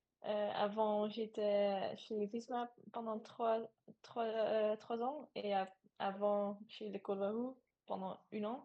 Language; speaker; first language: French; non-native, learner; Dutch